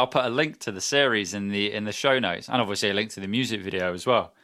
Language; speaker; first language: English; native; English